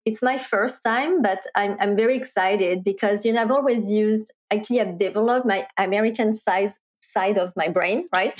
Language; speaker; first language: English; non-native, fluent; French